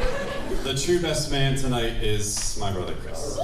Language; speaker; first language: English; native; English